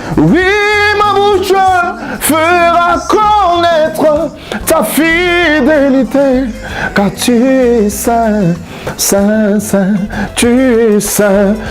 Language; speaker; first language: French; non-native, local second language; Lingala